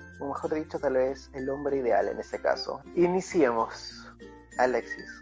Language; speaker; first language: Spanish; native; Spanish